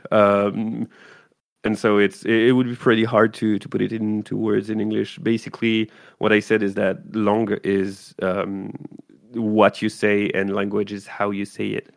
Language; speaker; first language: English; non-native, fluent; French